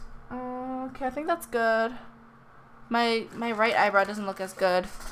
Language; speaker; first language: English; early bilingual, other home language; Korean